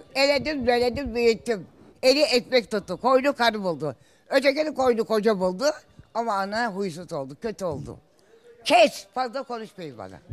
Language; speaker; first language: Turkish; native; Turkish